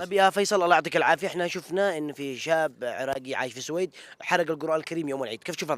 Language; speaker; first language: Arabic; native; Arabic